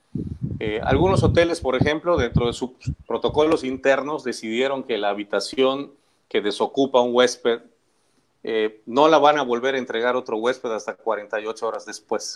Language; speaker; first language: Spanish; native; Spanish